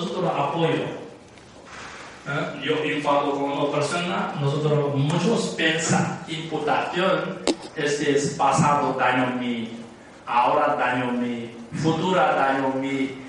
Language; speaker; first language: Spanish; non-native, learner; Tibetan